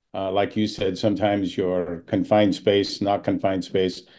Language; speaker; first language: English; native; English